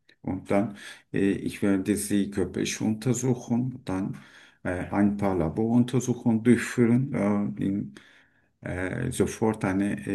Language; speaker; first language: German; non-native, learner; Turkish